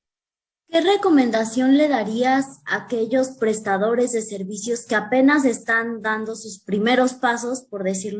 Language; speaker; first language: Spanish; native; Spanish